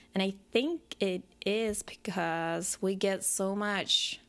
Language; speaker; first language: English; non-native, fluent; Finnish